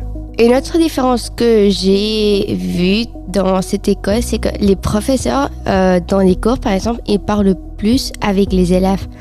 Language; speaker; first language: French; non-native, fluent; Spanish